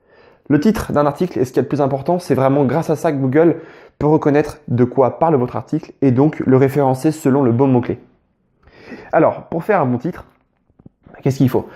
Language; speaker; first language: French; native; French